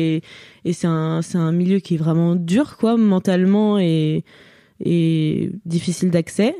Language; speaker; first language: French; native; French